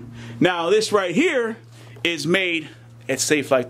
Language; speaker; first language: English; native; English